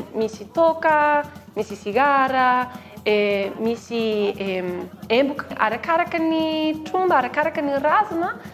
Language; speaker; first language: Malagasy; non-native, learner; English